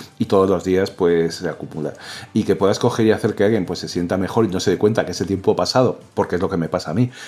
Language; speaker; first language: Spanish; native; Spanish